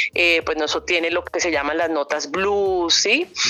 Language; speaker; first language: Spanish; native; Spanish